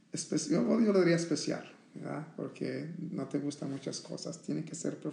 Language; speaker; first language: Spanish; early bilingual, heritage; Spanish